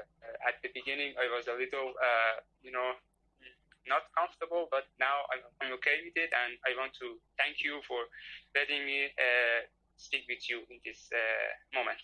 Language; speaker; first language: English; non-native, learner; Persian